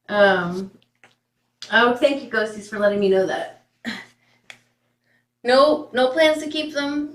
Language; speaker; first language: English; native; English